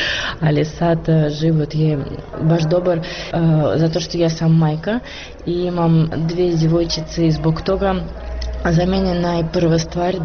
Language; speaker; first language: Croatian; non-native, learner; Russian